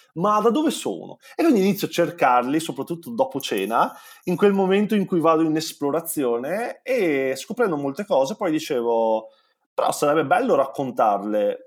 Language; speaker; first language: Italian; native; Italian